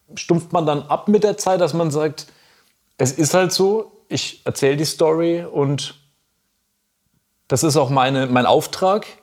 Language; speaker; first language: German; native; German